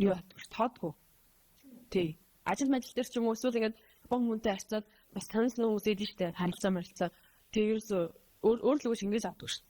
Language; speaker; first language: Mongolian; native; Mongolian